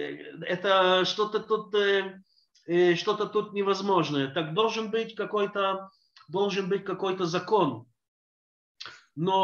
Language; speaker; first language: Russian; early bilingual, heritage; Russian